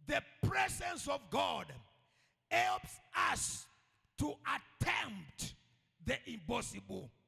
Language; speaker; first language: English; non-native, local second language; Swahili